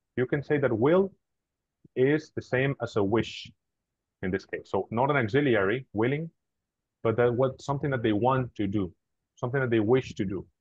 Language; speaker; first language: English; non-native, fluent; Spanish